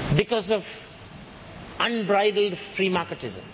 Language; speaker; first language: English; non-native, local second language; Sinhala